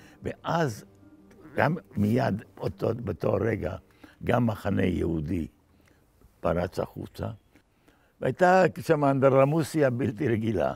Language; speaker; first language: Hebrew; non-native, fluent; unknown